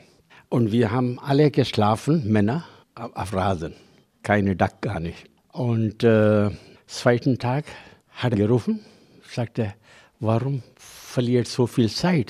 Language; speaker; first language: German; non-native, learner; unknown